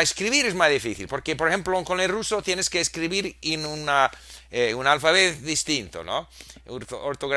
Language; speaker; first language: Spanish; non-native, fluent; English